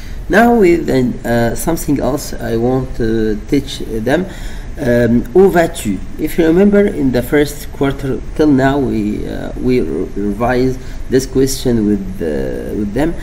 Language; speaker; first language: English; non-native, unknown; Arabic